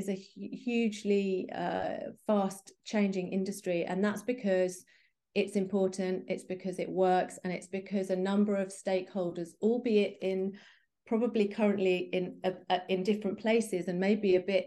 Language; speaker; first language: English; native; English